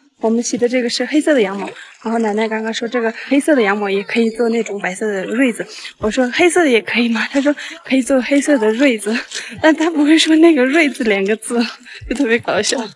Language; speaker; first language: Chinese; non-native, local second language; Tibetan